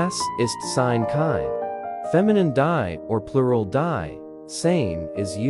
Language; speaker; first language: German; non-native, learner; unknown